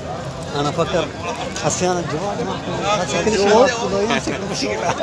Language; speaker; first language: Arabic; non-native, learner; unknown